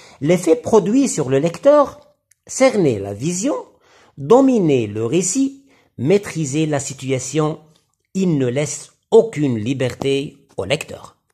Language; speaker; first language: French; non-native, local second language; Arabic